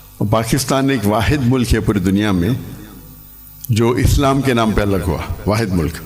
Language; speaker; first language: Urdu; non-native, local second language; Konkani